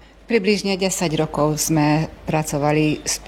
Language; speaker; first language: Slovak; early bilingual, heritage; Slovak